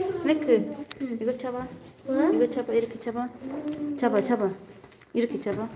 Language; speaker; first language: Korean; non-native, learner; Tajik